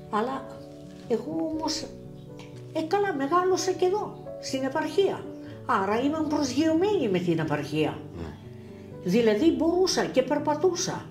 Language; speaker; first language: Greek; early bilingual, other home language; Russian